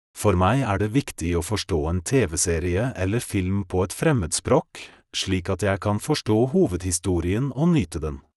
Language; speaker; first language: Norwegian; non-native, fluent; Polish